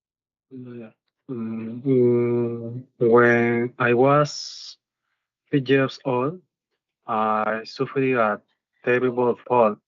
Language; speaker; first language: English; non-native, learner; Spanish